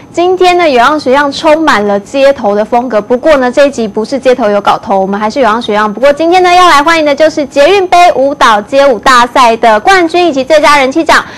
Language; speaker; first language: Chinese; native; Chinese